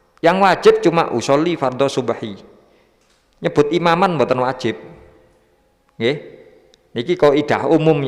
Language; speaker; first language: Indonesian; non-native, local second language; Javanese